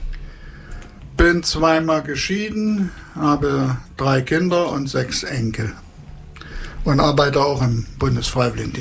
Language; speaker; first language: German; native; German